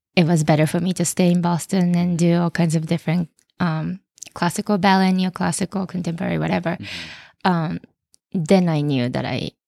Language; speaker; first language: English; non-native, fluent; Japanese